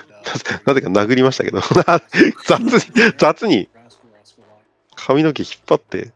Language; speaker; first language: Japanese; native; Japanese